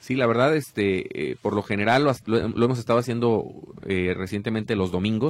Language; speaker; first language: Spanish; native; Spanish